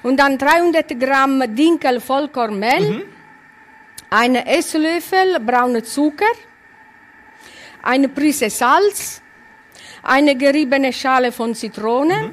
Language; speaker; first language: German; non-native, learner; Italian